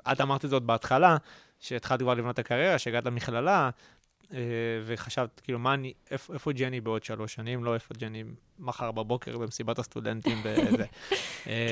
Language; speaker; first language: Hebrew; native; Hebrew